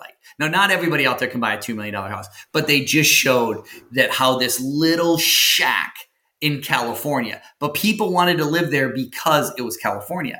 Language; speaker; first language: English; native; English